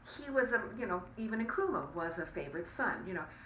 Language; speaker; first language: English; native; English